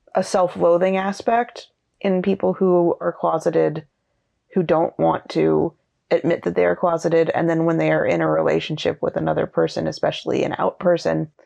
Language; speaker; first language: English; native; English